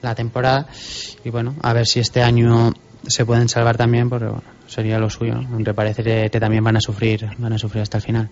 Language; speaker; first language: Spanish; native; Spanish